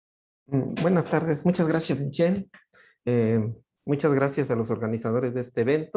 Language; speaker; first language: Spanish; native; Spanish